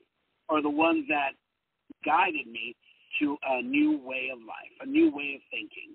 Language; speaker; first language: English; early bilingual, other home language; Spanish